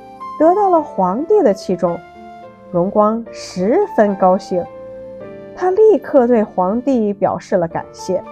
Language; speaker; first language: Chinese; native; Chinese